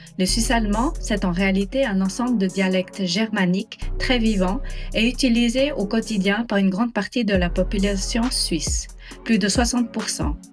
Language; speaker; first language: French; non-native, local second language; Swiss German